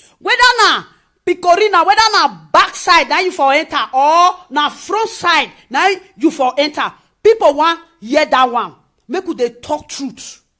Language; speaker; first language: Nigerian Pidgin; non-native, local second language; Esan